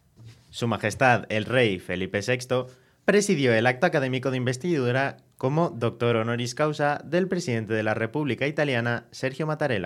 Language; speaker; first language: Spanish; native; Spanish